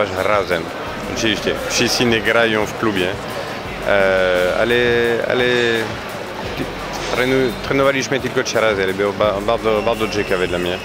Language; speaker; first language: Polish; non-native, learner; French